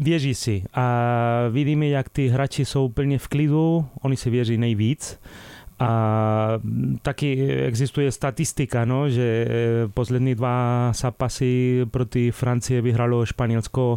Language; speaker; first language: Czech; non-native, fluent; Spanish